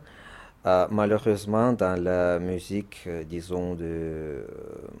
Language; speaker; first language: French; non-native, fluent; Russian